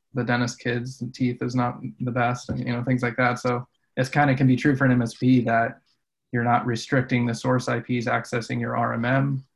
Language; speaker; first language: English; native; English